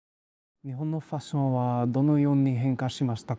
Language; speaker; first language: Japanese; non-native, learner; English